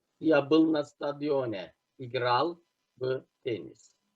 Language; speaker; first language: Russian; non-native, fluent; Turkish